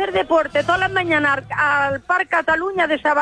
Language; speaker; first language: Spanish; native; Spanish